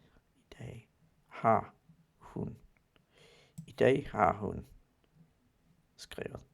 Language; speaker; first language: Danish; non-native, learner; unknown